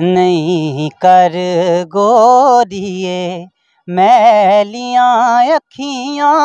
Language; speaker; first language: Hindi; native; Hindi